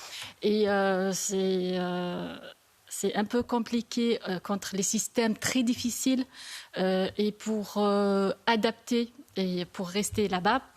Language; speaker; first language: French; non-native, learner; Arabic